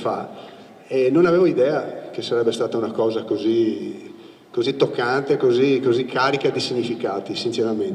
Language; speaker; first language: Italian; native; Italian